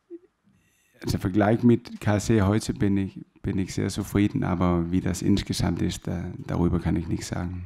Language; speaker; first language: German; non-native, fluent; Danish